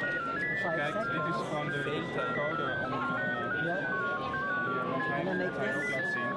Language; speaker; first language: Dutch; native; Dutch